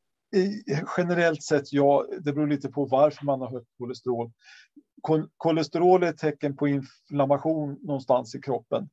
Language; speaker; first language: Swedish; native; Swedish